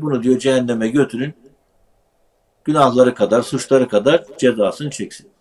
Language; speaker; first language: Turkish; native; Turkish